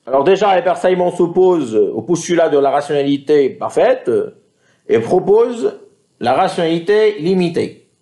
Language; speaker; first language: French; non-native, local second language; Arabic